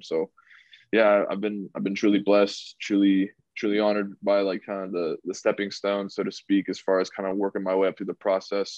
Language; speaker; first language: English; native; English